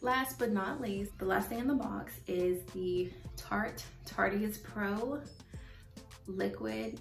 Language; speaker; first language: English; native; English